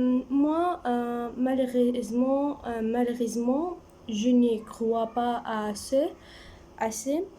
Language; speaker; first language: French; non-native, learner; Arabic